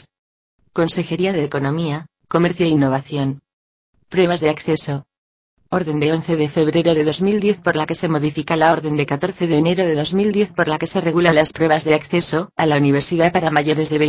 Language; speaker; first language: Spanish; native; Spanish